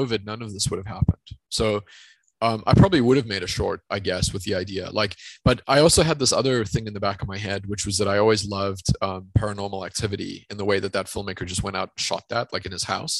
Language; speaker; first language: English; native; English